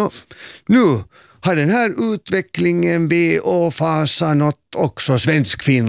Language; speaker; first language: Swedish; native; Swedish